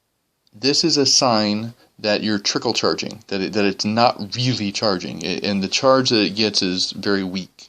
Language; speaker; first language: English; native; English